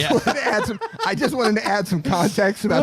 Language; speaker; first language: English; native; English